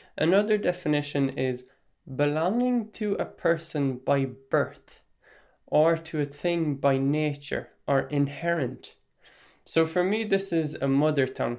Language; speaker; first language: English; non-native, local second language; Irish